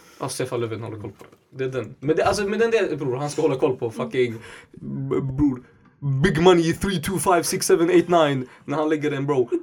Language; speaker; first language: Swedish; early bilingual, other home language; Indonesian